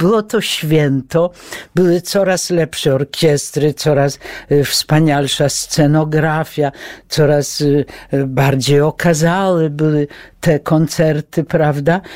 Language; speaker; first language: Polish; early bilingual, heritage; Polish